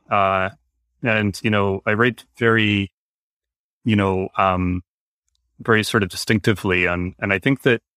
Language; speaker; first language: English; native; English